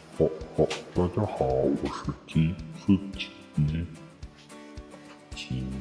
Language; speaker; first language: Chinese; non-native, fluent; Japanese